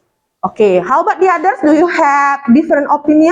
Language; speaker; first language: English; non-native, fluent; Indonesian